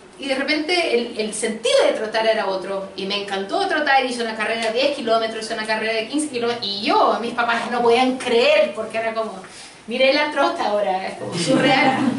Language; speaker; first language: Spanish; early bilingual, other home language; Portuguese